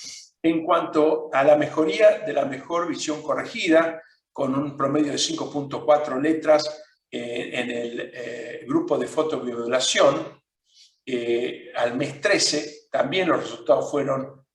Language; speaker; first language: Spanish; non-native, fluent; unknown